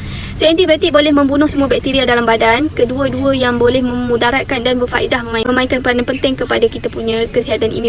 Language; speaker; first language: Malay; native; Malay